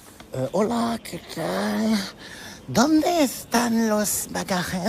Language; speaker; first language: Spanish; non-native, learner; French